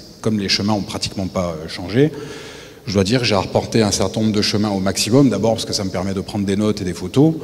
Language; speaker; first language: French; native; French